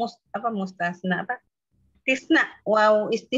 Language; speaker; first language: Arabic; non-native, learner; Indonesian